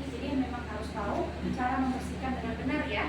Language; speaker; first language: Indonesian; native; Indonesian